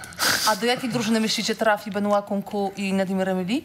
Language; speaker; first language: Polish; native; Polish